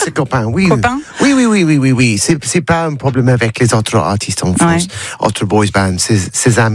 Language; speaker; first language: French; non-native, learner; English